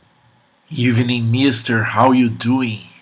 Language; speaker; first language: English; non-native, fluent; Portuguese